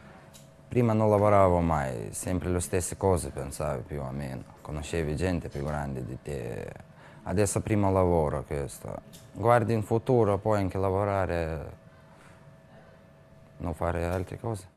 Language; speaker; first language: Italian; non-native, learner; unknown